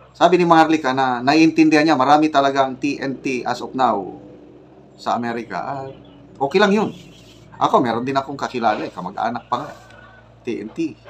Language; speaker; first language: Filipino; native; Filipino